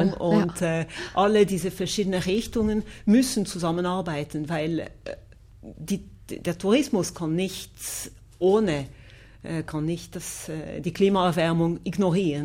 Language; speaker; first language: German; non-native, local second language; French